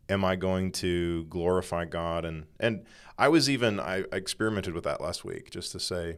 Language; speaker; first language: English; native; English